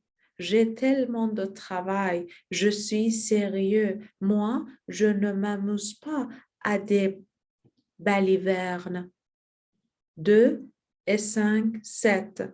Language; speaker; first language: French; non-native, learner; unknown